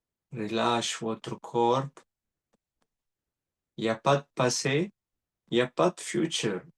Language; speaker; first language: French; non-native, learner; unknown